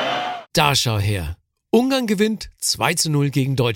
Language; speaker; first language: German; native; German